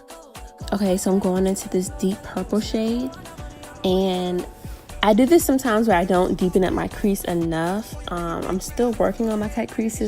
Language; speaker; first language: English; native; English